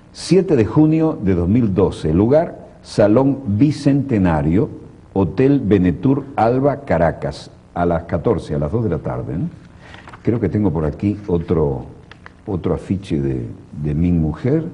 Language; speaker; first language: Spanish; native; Spanish